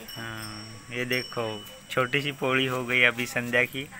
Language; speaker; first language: Hindi; non-native, local second language; Marathi